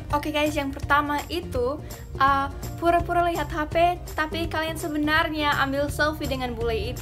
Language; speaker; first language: Indonesian; non-native, fluent; English